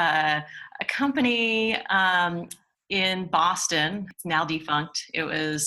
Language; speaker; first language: English; native; English